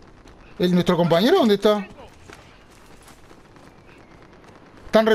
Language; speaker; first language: Spanish; native; Spanish